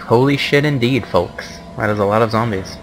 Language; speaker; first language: English; native; English